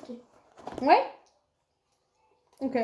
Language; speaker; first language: French; native; French